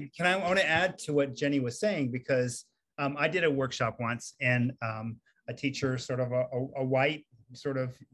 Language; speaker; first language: English; native; English